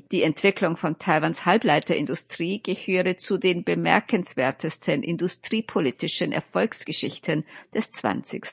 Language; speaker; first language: German; native; German